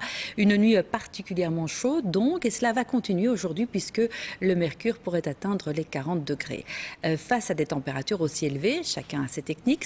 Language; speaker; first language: French; native; French